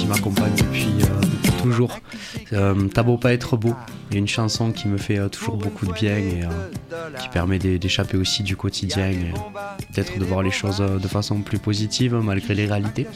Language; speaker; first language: French; native; French